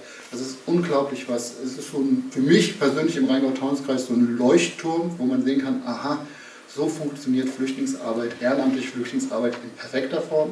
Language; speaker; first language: German; native; German